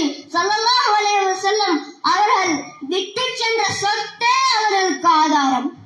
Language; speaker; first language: Tamil; native; Tamil